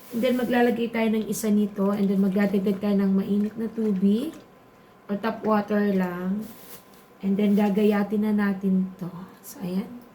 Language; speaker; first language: Filipino; non-native, local second language; Bikol